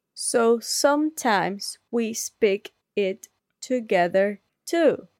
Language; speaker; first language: English; non-native, fluent; Spanish